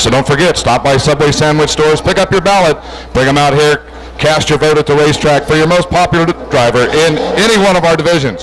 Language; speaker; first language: English; native; English